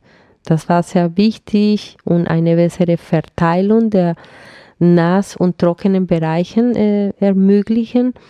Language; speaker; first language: German; non-native, fluent; Spanish